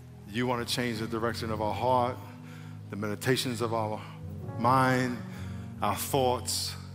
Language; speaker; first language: English; native; English